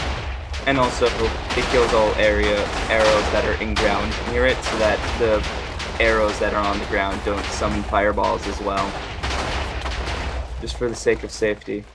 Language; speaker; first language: English; native; English